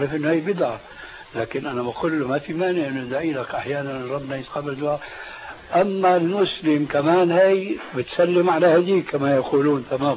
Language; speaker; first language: Arabic; early bilingual, other home language; Albanian